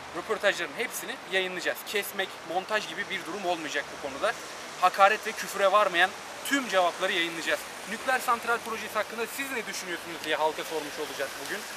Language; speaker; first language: Turkish; native; Turkish